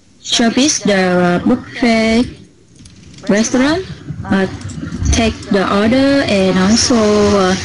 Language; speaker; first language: English; non-native, learner; Vietnamese